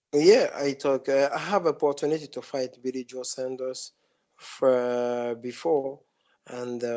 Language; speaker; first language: English; non-native, fluent; French